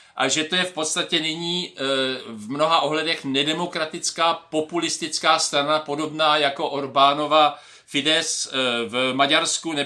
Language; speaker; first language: Czech; native; Czech